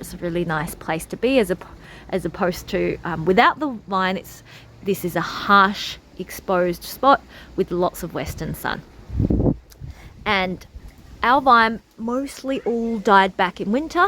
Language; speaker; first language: English; native; English